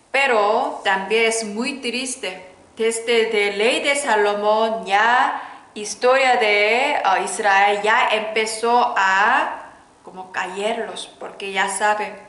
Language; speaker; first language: Spanish; non-native, learner; Korean